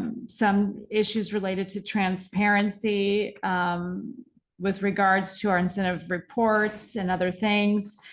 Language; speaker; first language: English; native; English